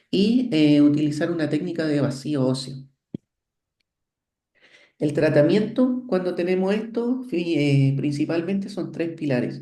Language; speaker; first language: Spanish; native; Spanish